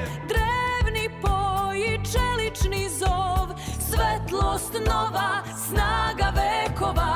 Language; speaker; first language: Serbian; native; Serbian